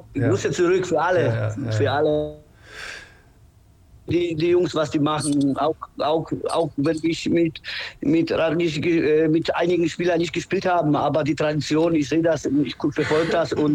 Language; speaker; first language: German; non-native, fluent; Polish